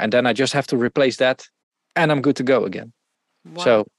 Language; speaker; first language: English; non-native, fluent; Dutch